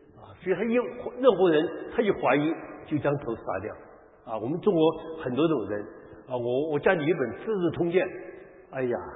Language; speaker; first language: Chinese; native; Chinese